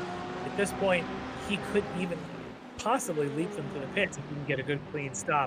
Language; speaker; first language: English; native; English